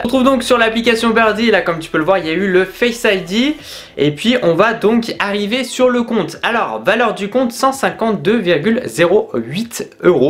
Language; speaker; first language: French; native; French